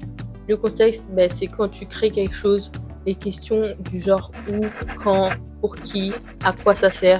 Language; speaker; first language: French; native; French